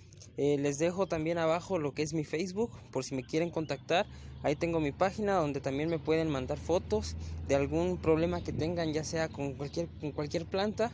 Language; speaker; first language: Spanish; native; Spanish